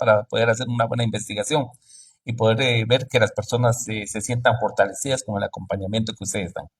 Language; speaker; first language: Spanish; native; Spanish